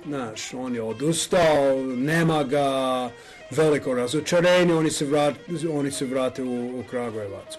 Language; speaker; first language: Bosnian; non-native, learner; English